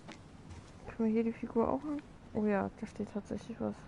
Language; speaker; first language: German; native; German